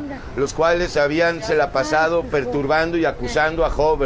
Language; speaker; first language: Spanish; native; Spanish